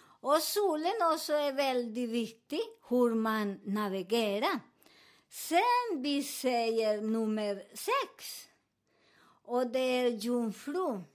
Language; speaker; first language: Swedish; non-native, learner; Spanish